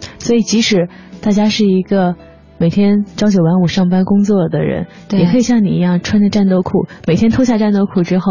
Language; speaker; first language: Chinese; native; Chinese